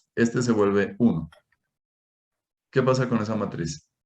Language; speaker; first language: Spanish; native; Spanish